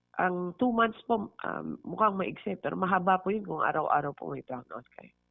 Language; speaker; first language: Filipino; non-native, local second language; Hiligaynon